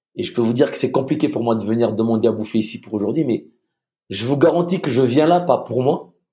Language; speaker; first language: French; native; French